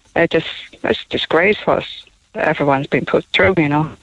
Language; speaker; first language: English; non-native, fluent; Chinese